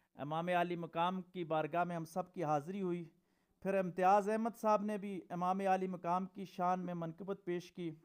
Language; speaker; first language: Urdu; non-native, local second language; Pahari-Potwari